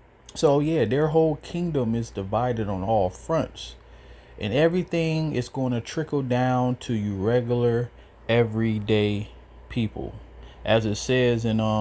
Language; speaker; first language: English; native; English